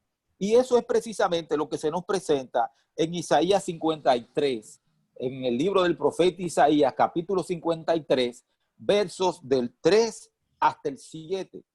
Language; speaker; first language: Spanish; native; Spanish